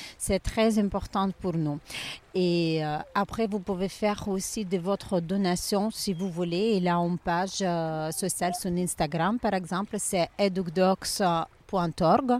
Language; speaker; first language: French; non-native, learner; Ukrainian